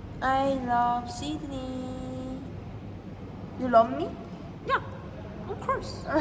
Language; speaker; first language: English; non-native, learner; Korean